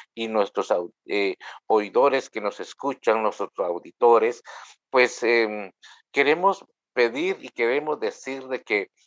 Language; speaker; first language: Spanish; non-native, local second language; Kʼicheʼ